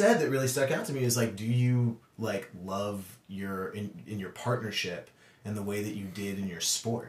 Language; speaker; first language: English; native; English